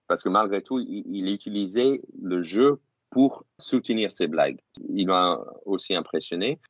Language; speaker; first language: French; non-native, fluent; English